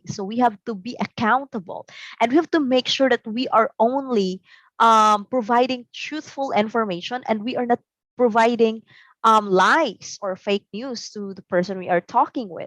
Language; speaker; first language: English; non-native, local second language; Cebuano